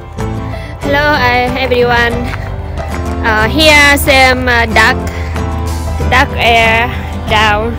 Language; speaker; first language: English; non-native, learner; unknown